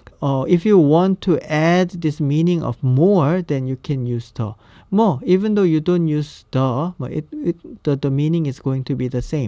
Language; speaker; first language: English; non-native, fluent; Korean